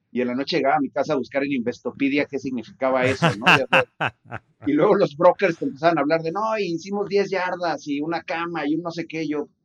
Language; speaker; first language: Spanish; native; Spanish